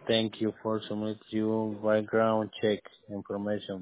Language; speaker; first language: English; non-native, learner; Spanish